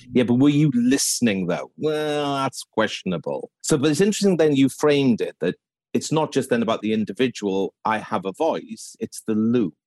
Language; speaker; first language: English; native; English